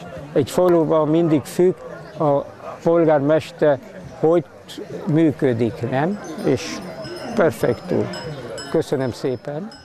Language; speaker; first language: Hungarian; early bilingual, heritage; Hungarian